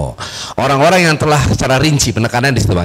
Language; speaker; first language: Indonesian; native; Indonesian